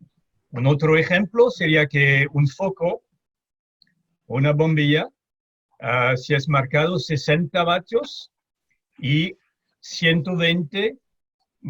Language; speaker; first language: Spanish; non-native, fluent; French